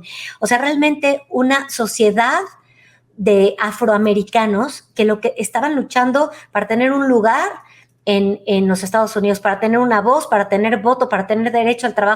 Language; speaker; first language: Spanish; native; Spanish